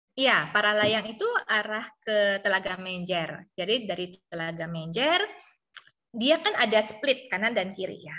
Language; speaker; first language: Indonesian; native; Indonesian